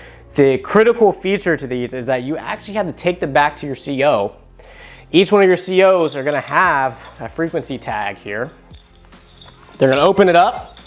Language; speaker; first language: English; native; English